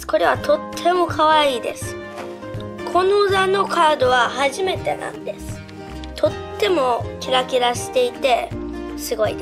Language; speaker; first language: Japanese; early bilingual, heritage; Japanese